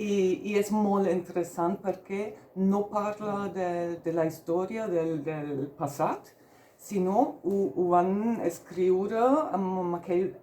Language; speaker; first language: Catalan; non-native, fluent; German